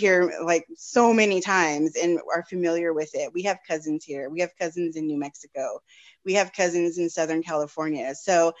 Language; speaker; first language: English; native; English